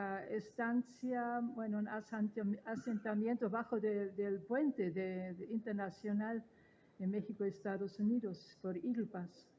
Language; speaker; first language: Spanish; non-native, fluent; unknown